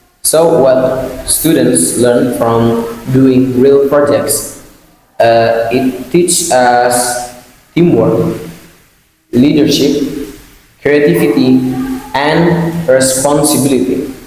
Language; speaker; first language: English; non-native, learner; Indonesian